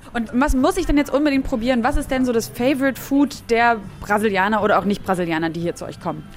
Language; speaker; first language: German; native; German